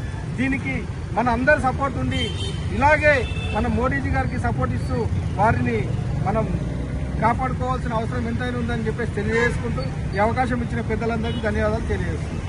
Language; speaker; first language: Telugu; native; Telugu